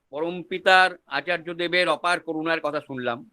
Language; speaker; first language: Hindi; non-native, local second language; Bangla